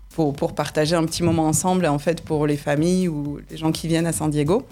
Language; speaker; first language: French; native; French